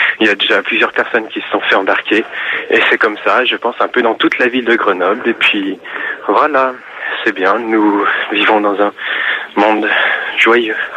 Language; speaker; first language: French; native; French